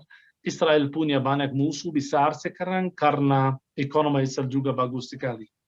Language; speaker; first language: Indonesian; non-native, fluent; Arabic